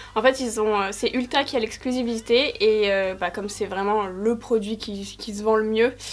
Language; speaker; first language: French; native; French